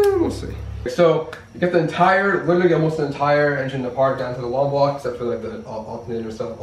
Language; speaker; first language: English; native; English